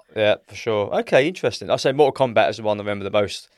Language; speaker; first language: English; native; English